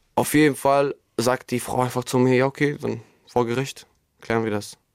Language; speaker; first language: German; non-native, fluent; Albanian